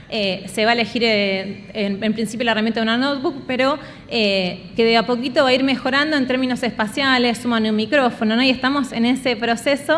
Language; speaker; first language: Spanish; native; Spanish